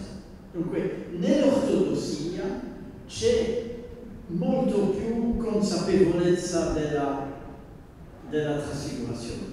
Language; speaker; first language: Italian; non-native, fluent; Dutch